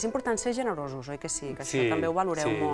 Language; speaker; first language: Catalan; native; Catalan